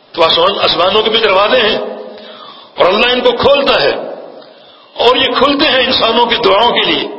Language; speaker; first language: Urdu; native; Urdu